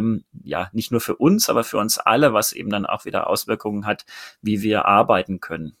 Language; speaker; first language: German; native; German